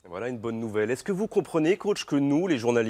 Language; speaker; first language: French; native; French